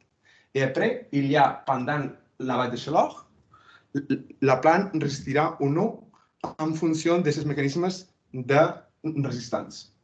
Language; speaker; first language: French; non-native, fluent; Spanish